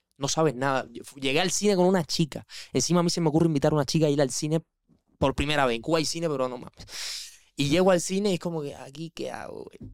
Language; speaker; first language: Spanish; native; Spanish